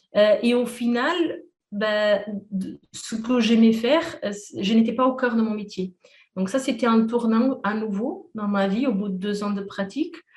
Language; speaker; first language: French; non-native, fluent; Portuguese